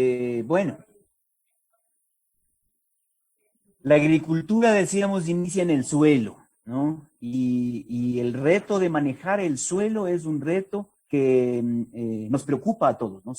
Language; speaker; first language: Spanish; native; Spanish